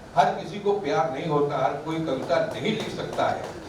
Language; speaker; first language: Hindi; non-native, local second language; Marathi